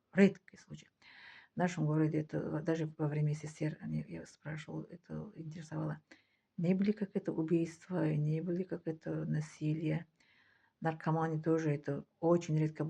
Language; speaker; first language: Russian; non-native, fluent; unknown